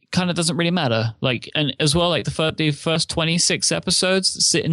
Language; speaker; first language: English; native; English